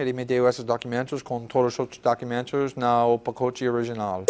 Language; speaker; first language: Portuguese; non-native, fluent; English